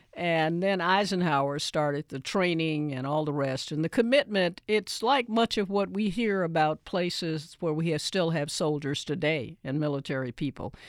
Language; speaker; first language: English; native; English